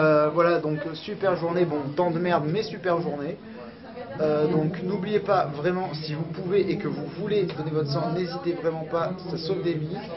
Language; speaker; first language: French; native; French